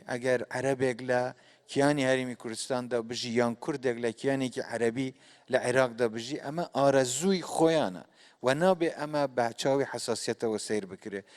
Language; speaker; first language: Central Kurdish; non-native, local second language; Kurdish